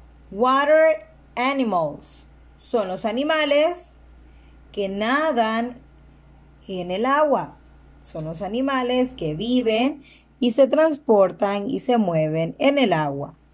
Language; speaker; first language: Spanish; native; Spanish